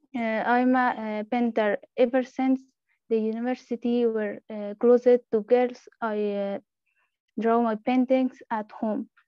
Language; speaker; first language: English; non-native, learner; Persian